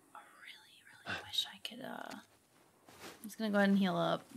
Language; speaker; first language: English; native; English